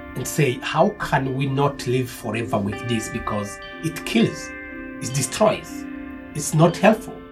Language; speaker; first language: English; non-native, local second language; Kinyarwanda